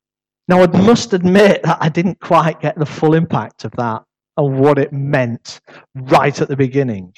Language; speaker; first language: English; native; English